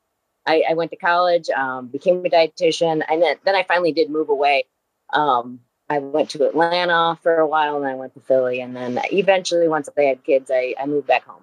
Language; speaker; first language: English; native; English